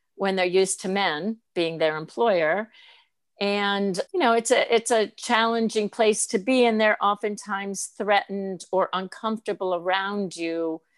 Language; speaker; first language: English; native; English